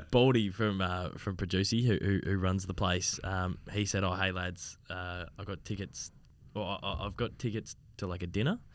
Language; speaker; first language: English; native; English